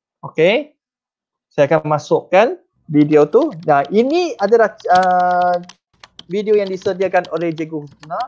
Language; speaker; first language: Malay; non-native, local second language; Chinese